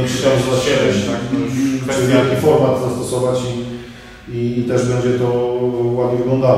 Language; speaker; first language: Polish; native; Polish